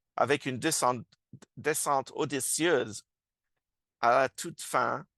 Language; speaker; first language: French; non-native, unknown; English